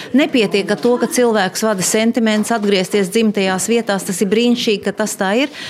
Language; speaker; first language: Latvian; native; Latvian